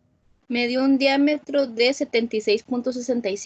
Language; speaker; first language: Spanish; native; Spanish